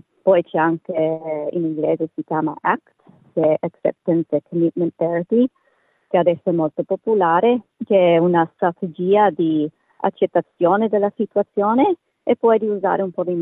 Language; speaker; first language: Italian; native; Italian